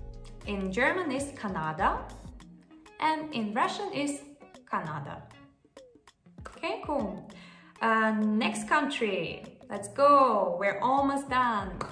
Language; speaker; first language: English; non-native, fluent; Russian